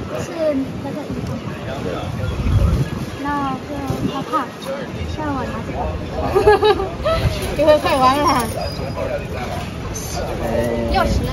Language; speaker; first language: Chinese; non-native, learner; Vietnamese